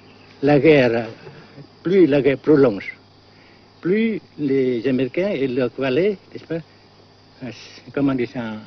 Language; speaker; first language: French; non-native, local second language; Vietnamese